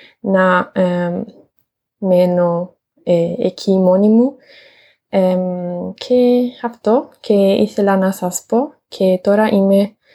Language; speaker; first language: Greek; non-native, learner; Italian